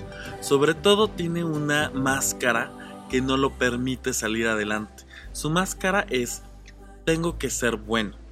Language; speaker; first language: Spanish; native; Spanish